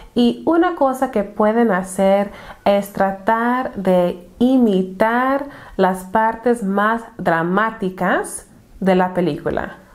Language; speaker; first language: Spanish; non-native, fluent; English